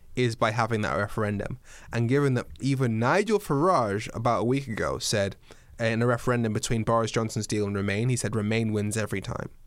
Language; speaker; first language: English; native; English